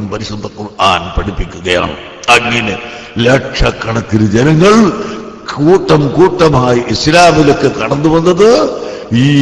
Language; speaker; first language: Malayalam; native; Malayalam